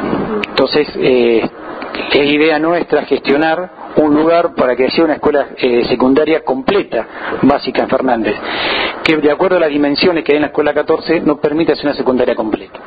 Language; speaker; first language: Spanish; native; Spanish